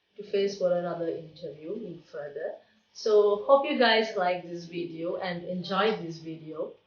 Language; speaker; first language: English; non-native, local second language; Sinhala